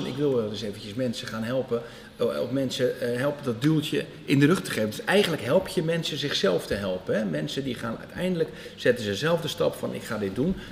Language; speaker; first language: Dutch; native; Dutch